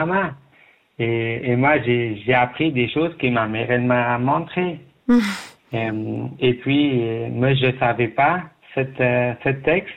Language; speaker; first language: French; non-native, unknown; Persian